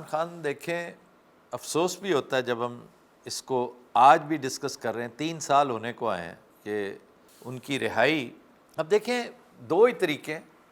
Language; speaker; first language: Urdu; native; Urdu